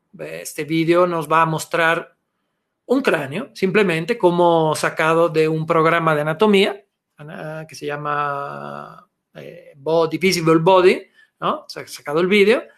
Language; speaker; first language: Spanish; non-native, fluent; Italian